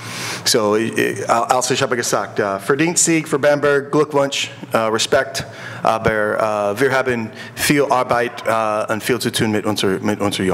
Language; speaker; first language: German; non-native, learner; English